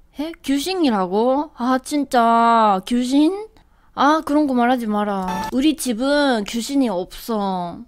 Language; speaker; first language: Korean; non-native, fluent; Japanese